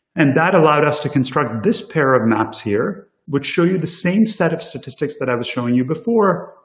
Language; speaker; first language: English; early bilingual, other home language; Tamil